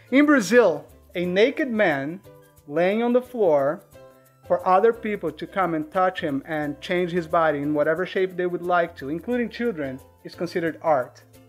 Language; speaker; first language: English; non-native, fluent; Portuguese